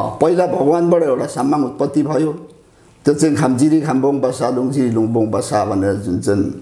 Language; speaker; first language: Nepali; non-native, local second language; Limbu